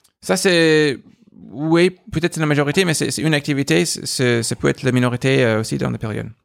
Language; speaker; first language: French; non-native, fluent; English